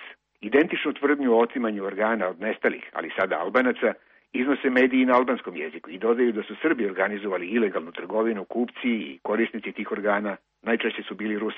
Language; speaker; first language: Croatian; native; Croatian